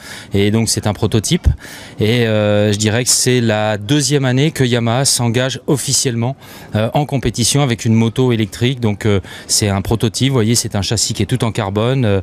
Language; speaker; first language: French; native; French